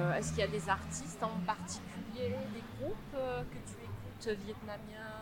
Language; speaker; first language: French; native; French